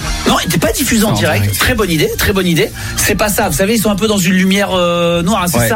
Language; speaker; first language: French; native; French